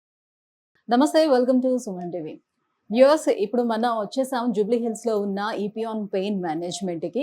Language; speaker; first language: Telugu; native; Telugu